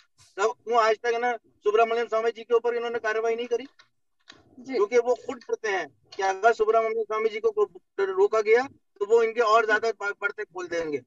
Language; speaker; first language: Hindi; native; Hindi